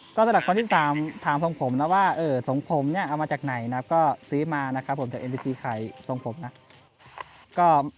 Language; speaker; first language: Thai; native; Thai